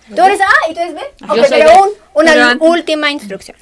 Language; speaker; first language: Spanish; native; Spanish